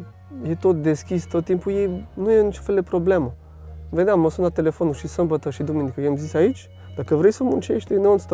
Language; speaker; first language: Romanian; non-native, fluent; French